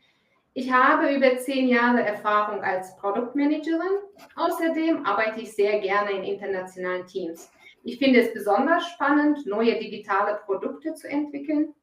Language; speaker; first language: German; non-native, fluent; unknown